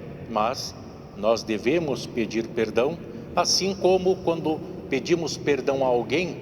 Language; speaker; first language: Portuguese; native; Portuguese